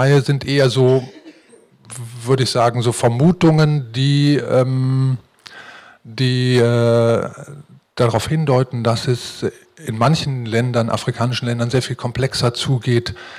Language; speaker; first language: German; native; German